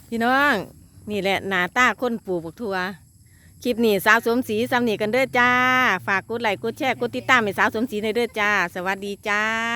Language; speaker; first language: Thai; native; Thai